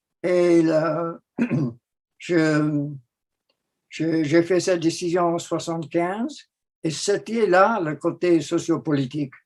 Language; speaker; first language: French; non-native, fluent; English